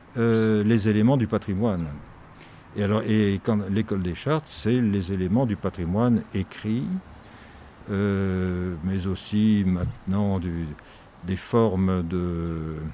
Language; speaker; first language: French; native; French